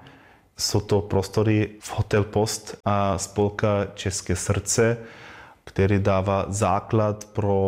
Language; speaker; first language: Czech; non-native, learner; German